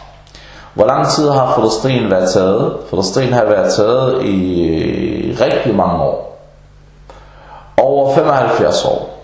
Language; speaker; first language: Danish; early bilingual, other home language; Arabic